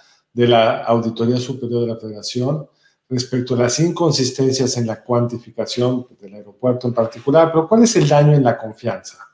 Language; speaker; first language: Spanish; native; Spanish